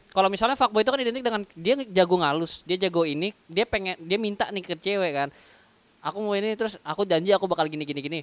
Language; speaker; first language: Indonesian; native; Indonesian